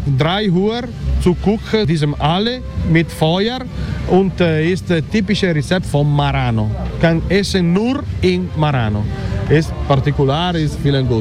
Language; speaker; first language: German; non-native, learner; Italian